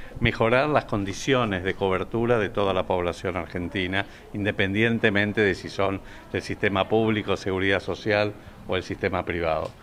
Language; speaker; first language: Spanish; native; Spanish